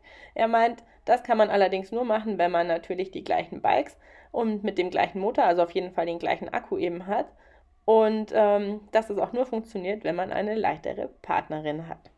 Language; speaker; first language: German; native; German